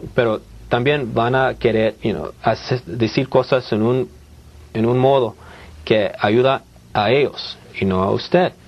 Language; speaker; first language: Spanish; early bilingual, heritage; Spanish